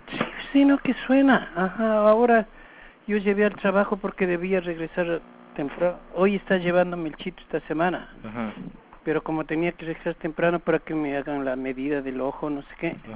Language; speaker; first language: Spanish; native; Spanish